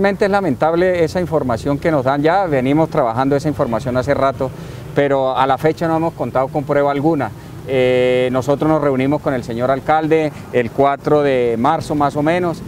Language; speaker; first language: Spanish; native; Spanish